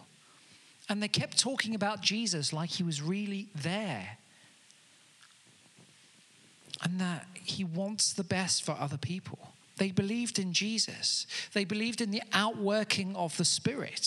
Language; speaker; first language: English; native; English